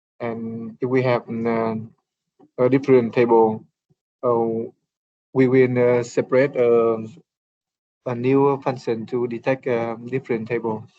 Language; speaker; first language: English; non-native, learner; Vietnamese